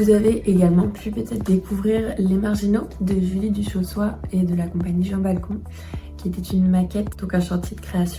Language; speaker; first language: French; native; French